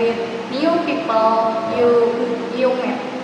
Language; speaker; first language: English; non-native, learner; Indonesian